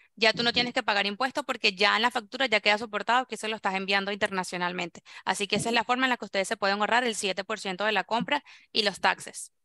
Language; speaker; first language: Spanish; native; Spanish